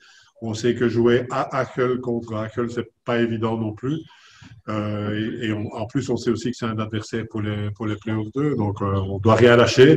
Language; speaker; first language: French; native; French